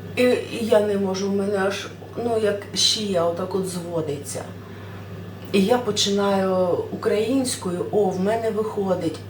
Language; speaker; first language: Ukrainian; non-native, local second language; Russian